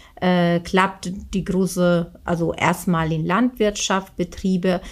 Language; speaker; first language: German; non-native, fluent; Italian